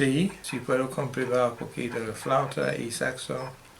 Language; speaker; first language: Spanish; non-native, learner; English